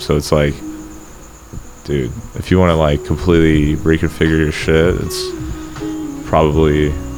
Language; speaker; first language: English; early bilingual, other home language; Polish